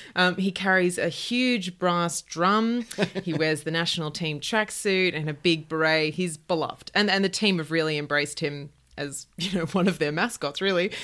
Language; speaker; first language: English; native; English